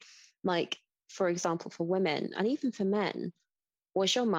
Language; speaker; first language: English; native; English